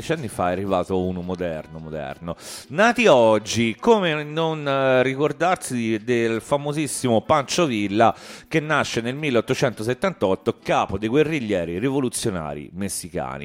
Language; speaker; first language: Italian; native; Italian